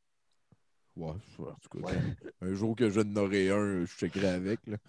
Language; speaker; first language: French; native; French